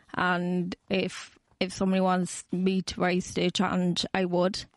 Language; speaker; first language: English; native; English